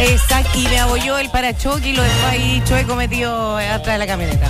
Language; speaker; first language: Spanish; native; Spanish